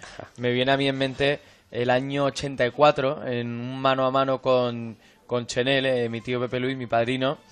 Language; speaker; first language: Spanish; native; Spanish